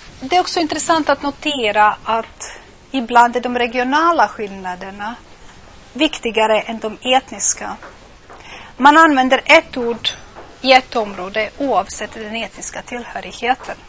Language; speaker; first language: Swedish; non-native, fluent; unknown